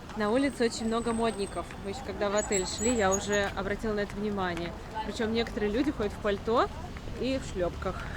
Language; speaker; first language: Russian; native; Russian